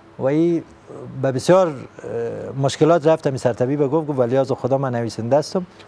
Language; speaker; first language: Persian; native; Persian